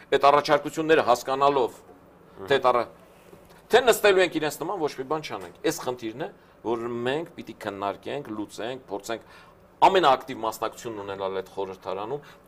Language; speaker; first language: Armenian; native; Armenian